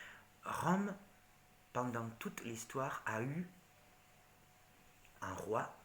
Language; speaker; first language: French; non-native, learner; Italian